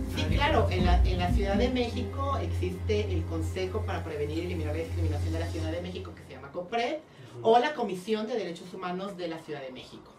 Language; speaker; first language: Spanish; native; Spanish